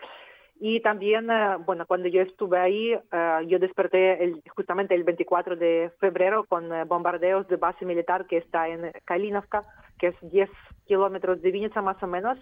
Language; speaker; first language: Spanish; non-native, fluent; Ukrainian